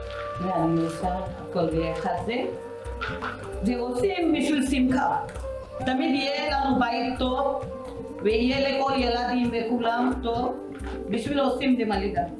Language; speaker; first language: Hebrew; non-native, learner; Marathi